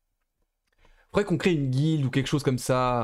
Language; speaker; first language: French; native; French